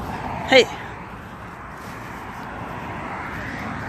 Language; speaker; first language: English; native; English